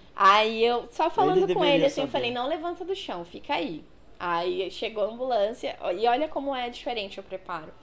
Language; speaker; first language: Portuguese; native; Portuguese